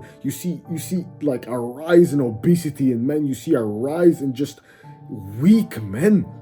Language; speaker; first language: English; native; English